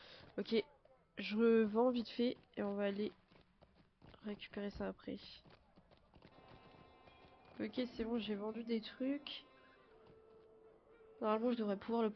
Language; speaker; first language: French; native; French